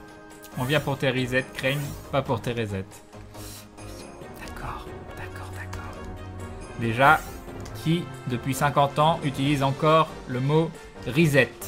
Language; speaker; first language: French; native; French